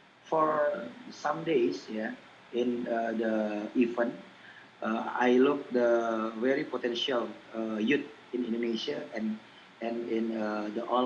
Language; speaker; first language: English; non-native, learner; Indonesian